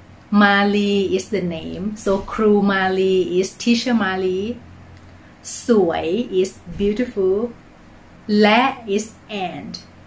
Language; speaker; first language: English; non-native, fluent; Thai